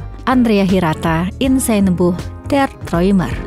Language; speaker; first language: German; non-native, fluent; Indonesian